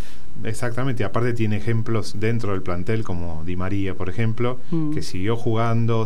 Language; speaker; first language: Spanish; native; Spanish